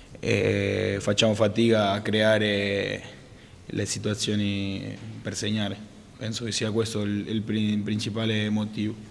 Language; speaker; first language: Italian; non-native, fluent; Spanish